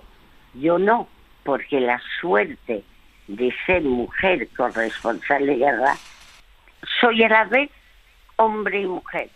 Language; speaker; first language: Spanish; early bilingual, other home language; French